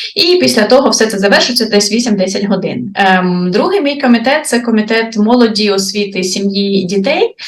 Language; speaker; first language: Ukrainian; native; Ukrainian